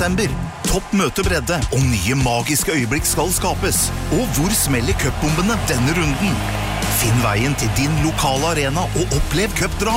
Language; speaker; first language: Norwegian; native; Norwegian